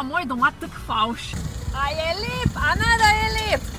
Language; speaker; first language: Slovenian; native; Slovenian